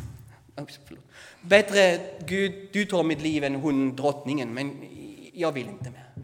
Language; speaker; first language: Swedish; non-native, fluent; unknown